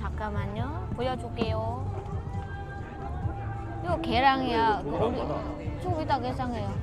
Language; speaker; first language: Korean; non-native, learner; Vietnamese